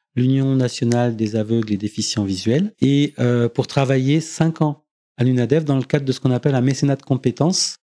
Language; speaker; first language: French; native; French